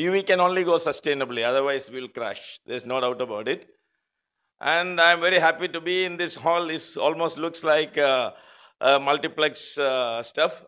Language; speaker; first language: English; non-native, local second language; Malayalam